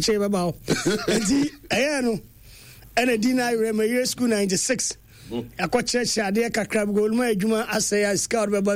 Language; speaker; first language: English; non-native, local second language; Akan